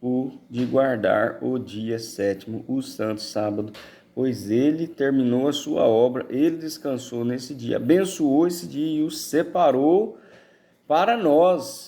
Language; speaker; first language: Portuguese; native; Portuguese